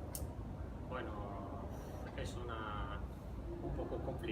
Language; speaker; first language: Spanish; non-native, fluent; Riffian